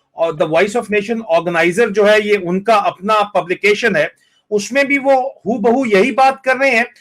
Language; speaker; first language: Urdu; non-native, local second language; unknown